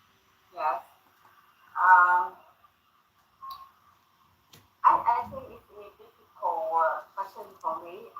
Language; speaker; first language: English; non-native, learner; Thai